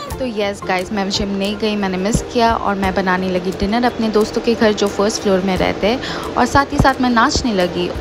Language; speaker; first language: Hindi; non-native, local second language; Bangla